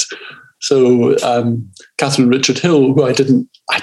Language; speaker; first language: English; native; English